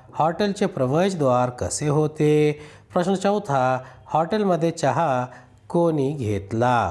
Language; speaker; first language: Marathi; non-native, local second language; Urdu